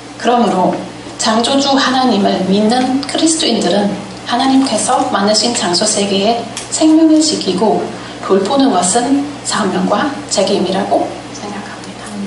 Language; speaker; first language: Korean; non-native, fluent; German